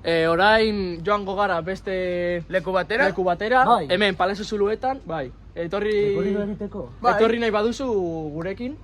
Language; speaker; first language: Basque; non-native, local second language; Spanish